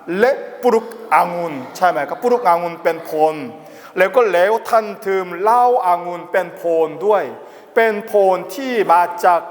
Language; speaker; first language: Thai; non-native, learner; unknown